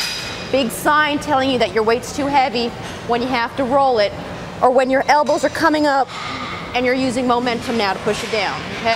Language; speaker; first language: English; native; English